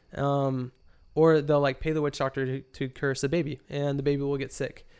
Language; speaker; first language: English; early bilingual, heritage; English